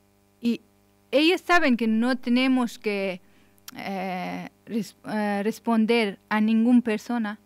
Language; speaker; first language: Spanish; non-native, learner; Persian